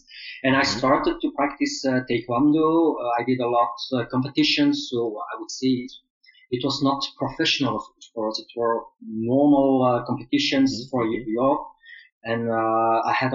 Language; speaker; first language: English; non-native, fluent; Dutch